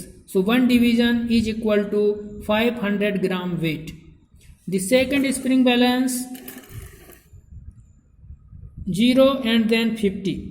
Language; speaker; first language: English; non-native, local second language; Hindi